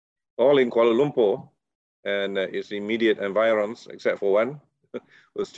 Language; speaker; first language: English; non-native, local second language; Malay